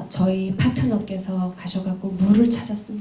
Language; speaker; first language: Korean; native; Korean